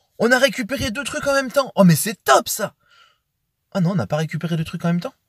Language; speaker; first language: French; native; French